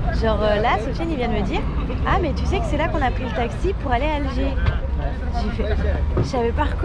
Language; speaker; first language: French; native; French